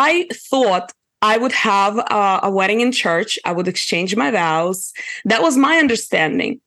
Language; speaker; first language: English; early bilingual, other home language; Russian